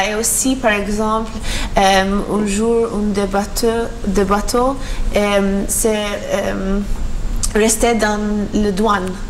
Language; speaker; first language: French; non-native, learner; Maltese